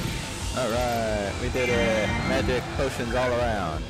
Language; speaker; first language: English; native; English